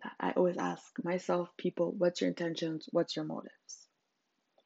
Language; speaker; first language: English; non-native, local second language; Shona